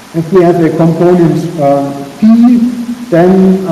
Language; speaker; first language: English; non-native, fluent; German